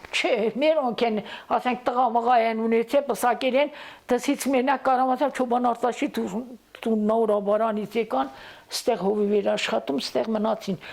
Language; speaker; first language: Armenian; native; Armenian